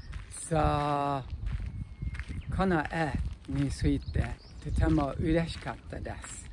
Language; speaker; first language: Japanese; non-native, learner; English